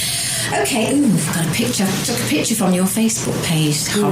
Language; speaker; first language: English; native; English